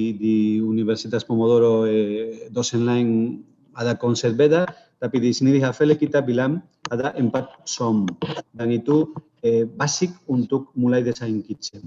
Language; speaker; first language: Indonesian; non-native, fluent; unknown